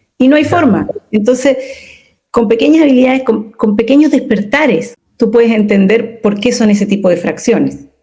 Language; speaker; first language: Spanish; native; Spanish